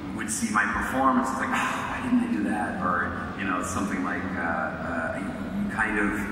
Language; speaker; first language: English; native; English